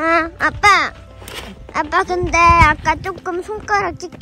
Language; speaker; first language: Korean; early bilingual, other home language; Tibetan